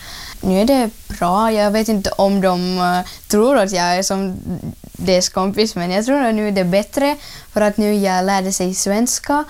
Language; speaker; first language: Swedish; early bilingual, other home language; Ukrainian